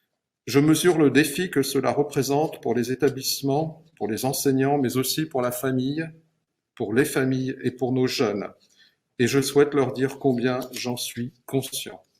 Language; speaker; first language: French; native; French